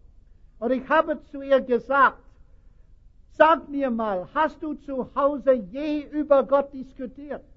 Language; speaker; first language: German; non-native, fluent; English